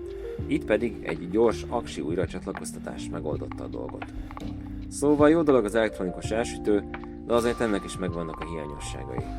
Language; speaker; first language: Hungarian; native; Hungarian